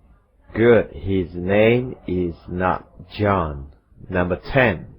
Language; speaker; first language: English; non-native, fluent; Indonesian